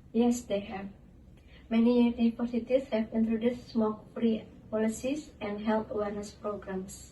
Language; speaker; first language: English; non-native, learner; Indonesian